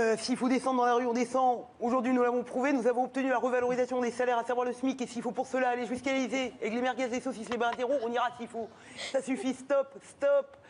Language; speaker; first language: French; early bilingual, other home language; Persian